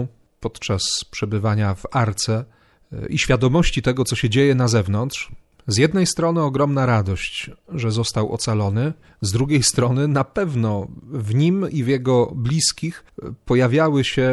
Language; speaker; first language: Polish; native; Polish